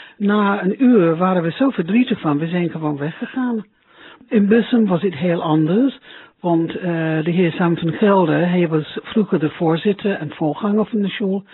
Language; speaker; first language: Dutch; non-native, fluent; English